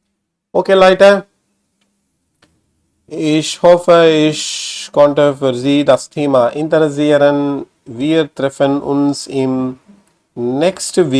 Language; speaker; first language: German; non-native, learner; Tamil